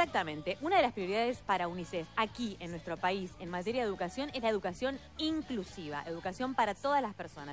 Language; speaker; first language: Spanish; native; Spanish